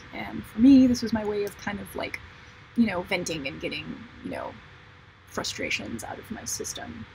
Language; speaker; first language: English; native; English